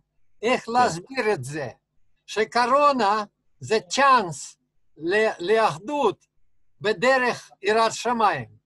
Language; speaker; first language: Hebrew; non-native, fluent; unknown